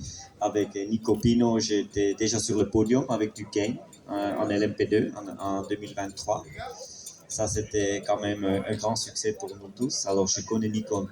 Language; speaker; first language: French; non-native, fluent; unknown